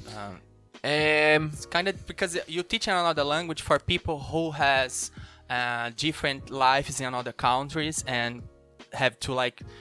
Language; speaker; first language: English; non-native, learner; Portuguese